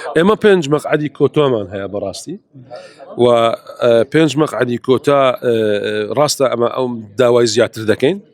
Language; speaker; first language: Central Kurdish; non-native, local second language; Assyrian Neo-Aramaic